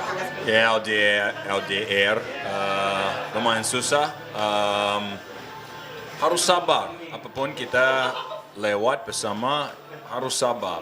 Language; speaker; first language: Indonesian; non-native, learner; English